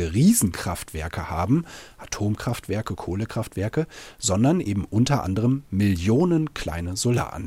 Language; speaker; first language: German; native; German